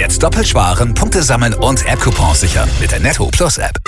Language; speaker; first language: German; native; German